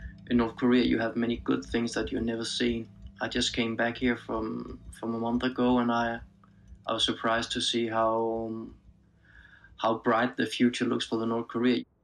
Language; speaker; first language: English; non-native, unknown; Danish